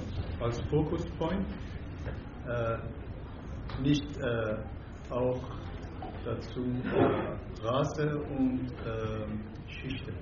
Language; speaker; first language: German; non-native, fluent; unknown